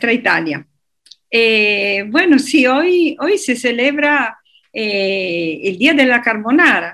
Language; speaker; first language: Spanish; non-native, fluent; Italian